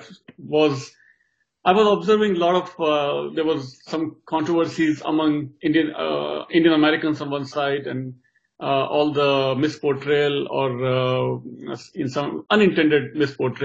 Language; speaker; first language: English; non-native, local second language; Hindi